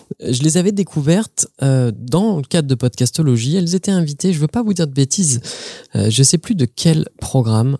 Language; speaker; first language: French; native; French